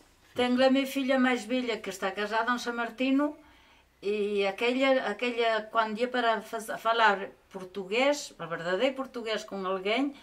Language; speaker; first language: Portuguese; non-native, local second language; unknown